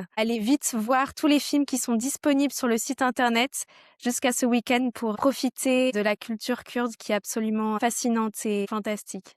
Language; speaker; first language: French; native; French